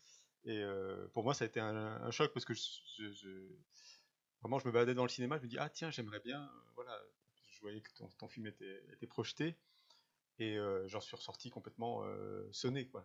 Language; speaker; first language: French; native; French